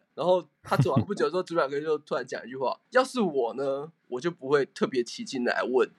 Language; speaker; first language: Chinese; native; Chinese